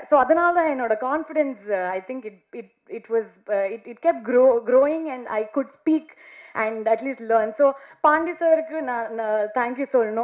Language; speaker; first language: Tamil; non-native, learner; Kannada